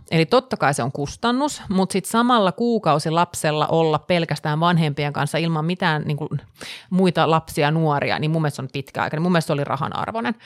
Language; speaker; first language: Finnish; native; Finnish